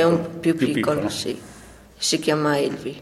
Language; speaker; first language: Italian; early bilingual, other home language; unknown